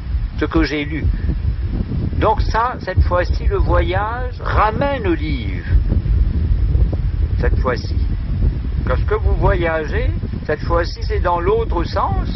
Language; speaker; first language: French; non-native, local second language; Morisyen